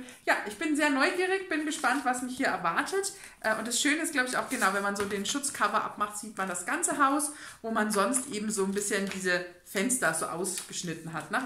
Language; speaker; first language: German; native; German